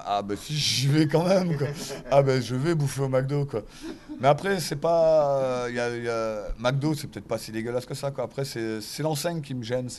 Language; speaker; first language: French; native; French